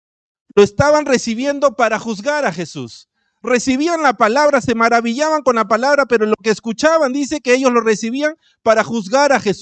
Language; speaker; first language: Spanish; native; Spanish